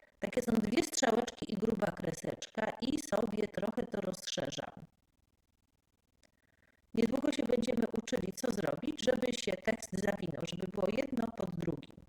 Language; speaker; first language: Polish; native; Polish